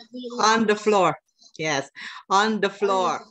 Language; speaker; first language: English; non-native, fluent; Indonesian